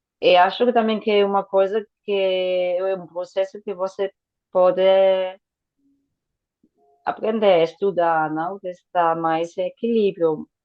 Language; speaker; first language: Portuguese; non-native, fluent; Spanish